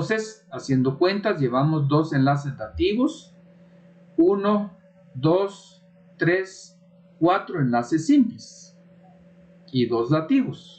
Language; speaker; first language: Spanish; native; Spanish